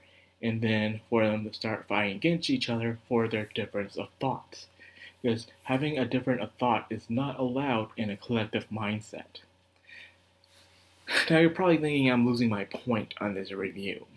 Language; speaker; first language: English; native; English